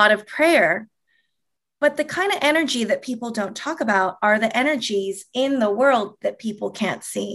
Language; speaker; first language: English; native; English